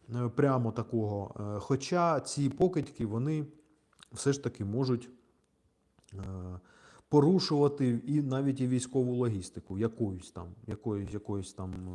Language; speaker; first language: Ukrainian; non-native, local second language; Russian